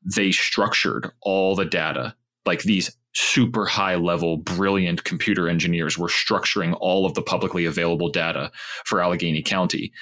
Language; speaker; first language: English; native; English